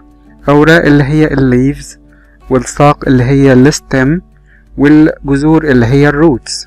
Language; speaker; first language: Arabic; native; Arabic